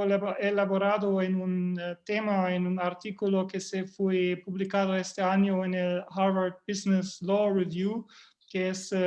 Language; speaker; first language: Spanish; non-native, fluent; German